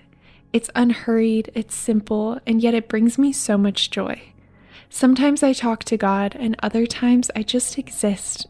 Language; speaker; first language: English; native; English